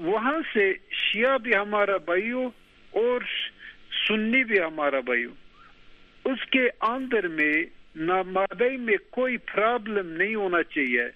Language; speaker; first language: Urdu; non-native, learner; Turkish